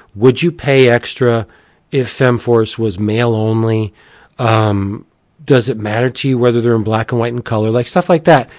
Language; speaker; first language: English; native; English